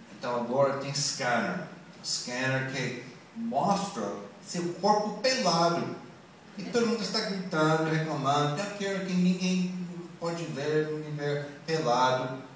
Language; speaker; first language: Portuguese; non-native, learner; English